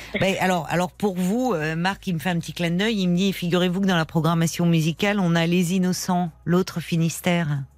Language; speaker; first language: French; native; French